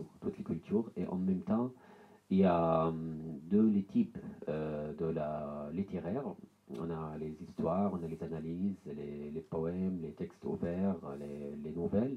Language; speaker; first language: French; non-native, learner; Arabic